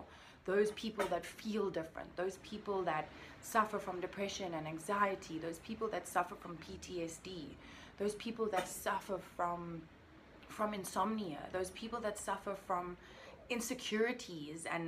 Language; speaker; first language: English; native; English